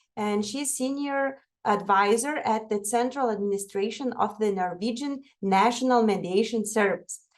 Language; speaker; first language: English; non-native, fluent; Lithuanian